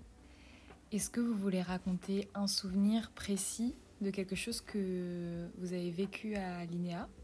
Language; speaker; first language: French; native; French